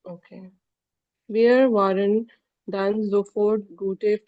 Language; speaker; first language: German; non-native, learner; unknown